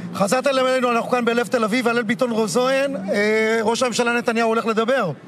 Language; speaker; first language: Hebrew; native; Hebrew